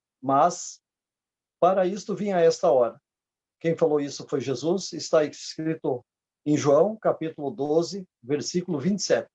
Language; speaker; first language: Portuguese; native; Portuguese